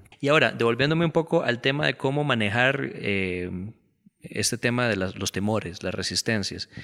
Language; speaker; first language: Spanish; native; Spanish